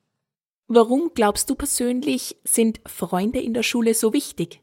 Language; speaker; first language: German; native; German